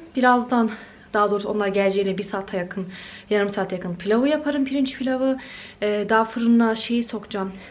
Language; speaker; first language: Turkish; early bilingual, heritage; Turkish